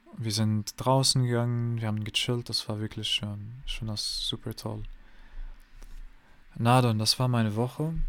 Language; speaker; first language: German; non-native, learner; English